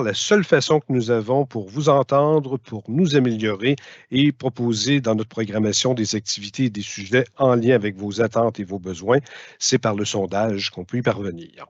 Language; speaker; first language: French; native; French